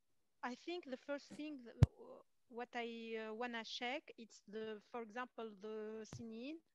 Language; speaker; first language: English; non-native, fluent; Arabic